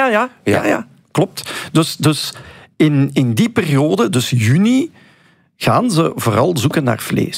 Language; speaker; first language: Dutch; native; Dutch